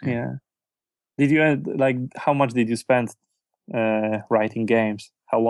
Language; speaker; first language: English; non-native, fluent; Polish